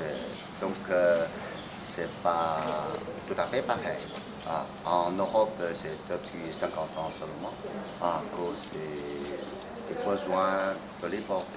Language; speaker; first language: French; non-native, fluent; Chinese